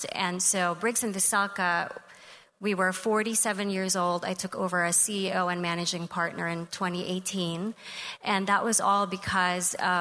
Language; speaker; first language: English; non-native, local second language; Filipino